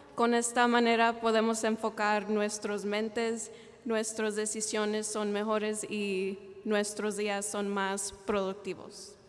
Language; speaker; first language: Spanish; early bilingual, heritage; Spanish